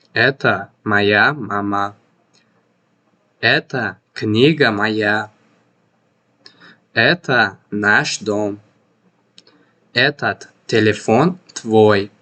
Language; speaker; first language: Russian; non-native, fluent; Tajik